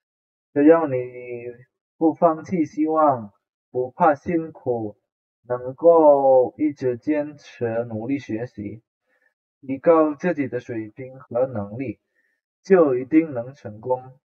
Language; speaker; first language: Chinese; non-native, fluent; Indonesian